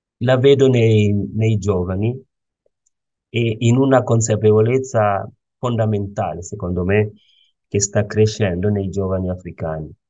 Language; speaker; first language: Italian; non-native, fluent; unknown